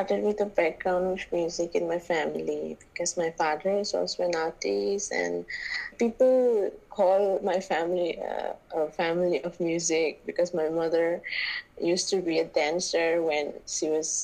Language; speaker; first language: English; non-native, local second language; Manipuri